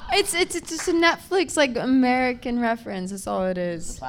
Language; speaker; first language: English; native; English